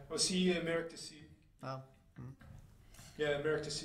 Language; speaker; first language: French; non-native, fluent; English